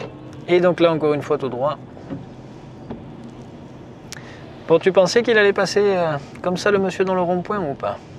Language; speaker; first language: French; native; French